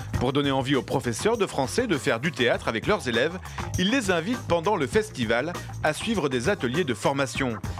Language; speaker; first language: French; native; French